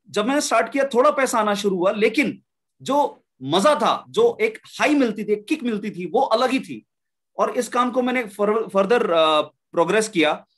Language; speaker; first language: Hindi; native; Hindi